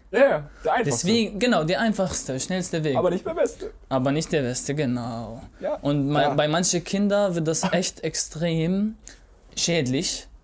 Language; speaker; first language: German; non-native, fluent; Arabic